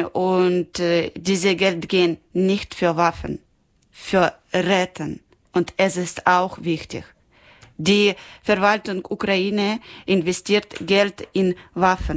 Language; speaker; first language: German; non-native, learner; Ukrainian